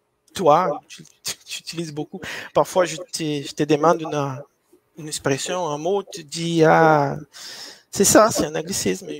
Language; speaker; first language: French; non-native, fluent; Portuguese